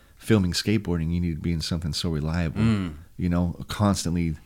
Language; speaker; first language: English; native; English